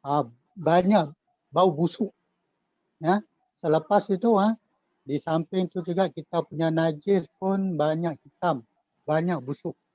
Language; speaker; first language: Malay; native; Malay